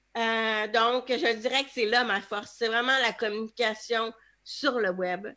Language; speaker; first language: French; native; French